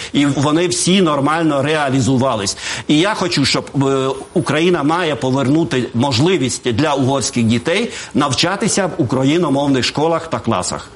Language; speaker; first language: Ukrainian; native; Ukrainian